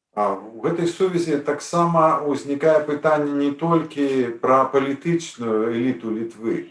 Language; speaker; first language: Belarusian; native; Belarusian